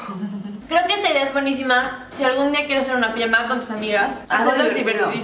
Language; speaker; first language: Spanish; native; Spanish